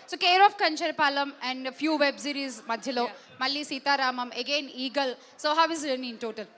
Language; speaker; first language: Telugu; native; Telugu